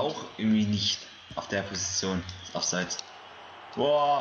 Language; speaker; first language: German; native; German